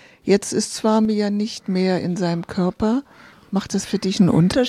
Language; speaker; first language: German; native; German